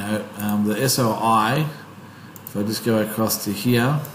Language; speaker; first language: English; native; English